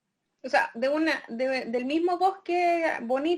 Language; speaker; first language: Spanish; native; Spanish